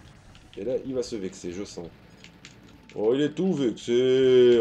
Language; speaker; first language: French; native; French